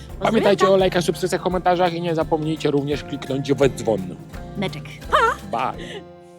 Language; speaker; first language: Polish; native; Polish